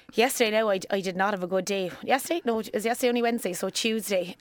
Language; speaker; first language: English; native; English